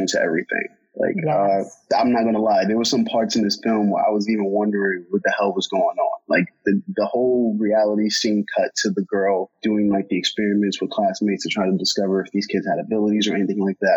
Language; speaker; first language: English; native; English